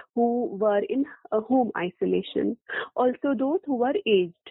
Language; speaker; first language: English; non-native, local second language; Kashmiri